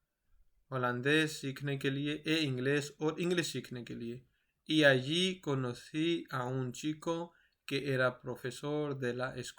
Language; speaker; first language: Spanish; non-native, fluent; Urdu